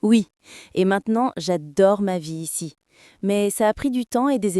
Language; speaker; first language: French; non-native, fluent; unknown